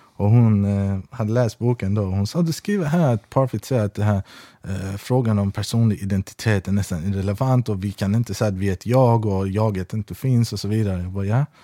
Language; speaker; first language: Swedish; early bilingual, other home language; Persian